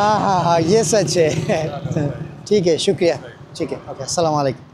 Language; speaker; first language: Hindi; non-native, learner; Bangla